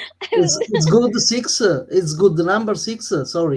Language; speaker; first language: English; non-native, learner; Italian